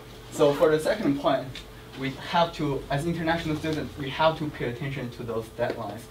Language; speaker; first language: English; non-native, fluent; Chinese